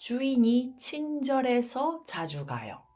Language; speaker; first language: Korean; early bilingual, heritage; Japanese